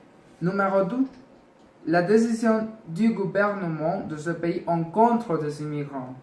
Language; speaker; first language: French; non-native, learner; Spanish